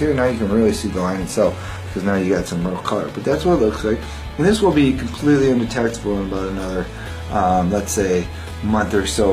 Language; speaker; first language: English; native; English